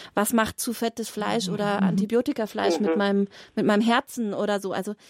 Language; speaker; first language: German; native; German